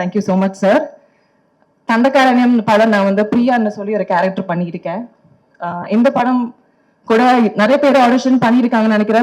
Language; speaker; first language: Tamil; non-native, local second language; Malayalam